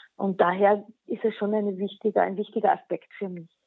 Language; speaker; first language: German; non-native, local second language; Slovenian